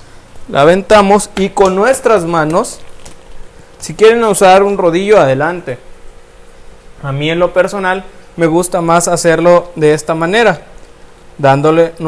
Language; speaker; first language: Spanish; native; Spanish